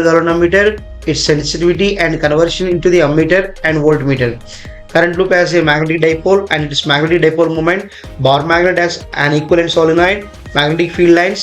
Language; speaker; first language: English; non-native, local second language; Telugu